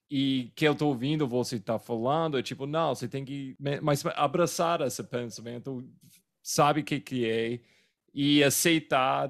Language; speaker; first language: Portuguese; non-native, fluent; English